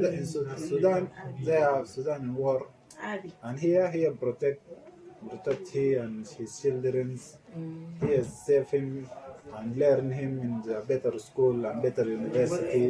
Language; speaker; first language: English; non-native, learner; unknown